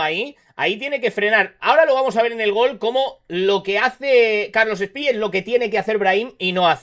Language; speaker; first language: Spanish; native; Spanish